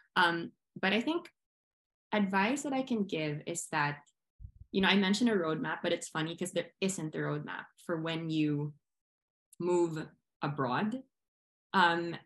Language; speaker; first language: English; non-native, local second language; Filipino